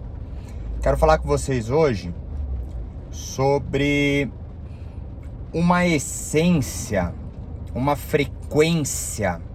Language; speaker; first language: Portuguese; native; Portuguese